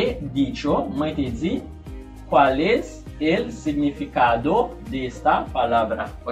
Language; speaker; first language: Spanish; non-native, learner; Haitian Creole